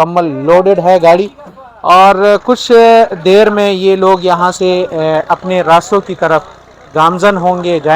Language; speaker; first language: Urdu; native; Urdu